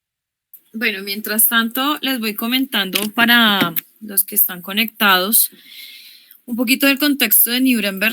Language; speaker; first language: Spanish; native; Spanish